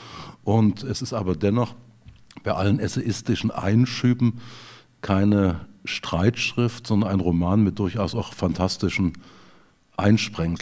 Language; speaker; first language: German; native; German